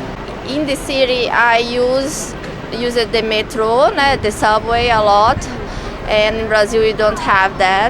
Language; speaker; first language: English; non-native, learner; Portuguese